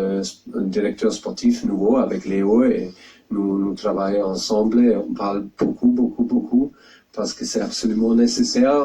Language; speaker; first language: French; non-native, fluent; German